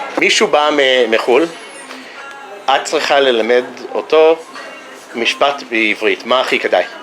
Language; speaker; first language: Hebrew; non-native, fluent; English